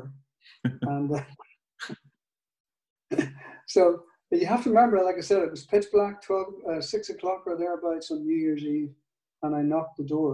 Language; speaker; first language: English; native; English